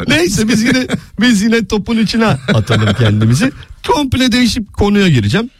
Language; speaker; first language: Turkish; early bilingual, heritage; Turkish